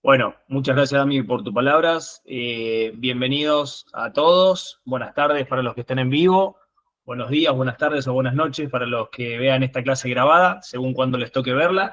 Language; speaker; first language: Spanish; native; Spanish